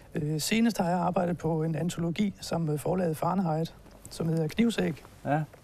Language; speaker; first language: Danish; native; Danish